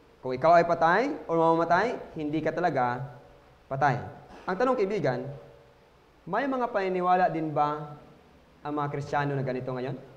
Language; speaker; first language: Filipino; non-native, local second language; Cebuano